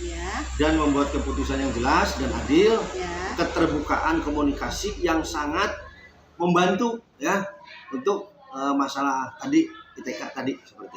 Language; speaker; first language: Indonesian; native; Indonesian